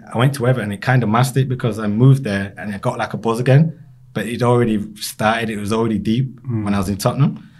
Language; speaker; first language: English; native; English